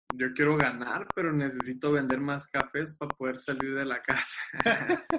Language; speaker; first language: Spanish; native; Spanish